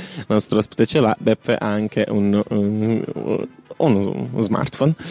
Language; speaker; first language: Italian; native; Italian